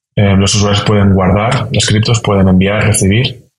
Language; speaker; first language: Spanish; native; Spanish